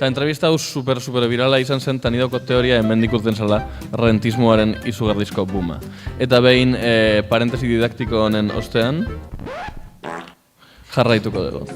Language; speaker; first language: Basque; native; Basque